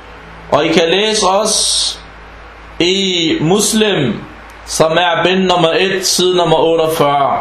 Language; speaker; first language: Danish; early bilingual, other home language; Arabic